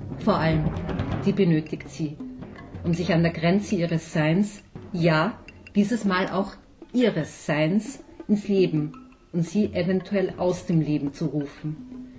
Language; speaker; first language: German; native; German